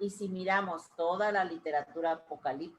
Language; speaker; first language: Spanish; native; Spanish